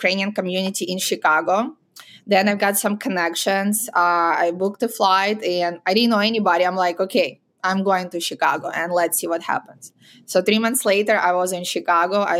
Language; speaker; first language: English; non-native, fluent; Ukrainian